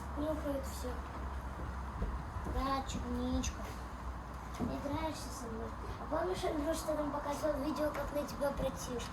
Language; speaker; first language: Russian; native; Russian